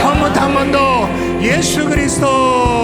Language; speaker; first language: Korean; native; Korean